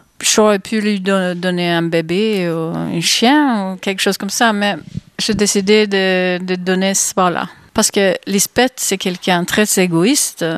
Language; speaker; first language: French; non-native, fluent; Swedish